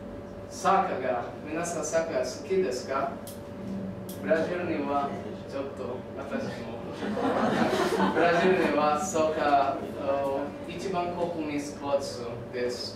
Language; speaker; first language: Japanese; non-native, learner; Portuguese